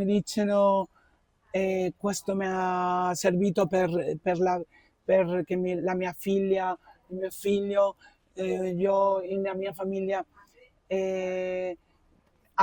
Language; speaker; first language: Italian; non-native, fluent; Spanish